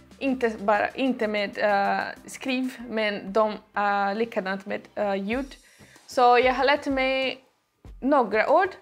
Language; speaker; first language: Swedish; non-native, learner; Portuguese